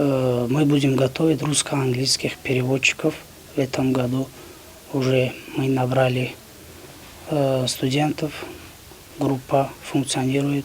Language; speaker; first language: Russian; non-native, local second language; Tajik